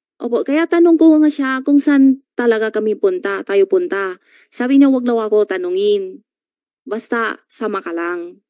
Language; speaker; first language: Filipino; non-native, learner; Chinese